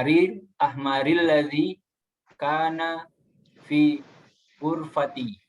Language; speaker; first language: Arabic; non-native, learner; Indonesian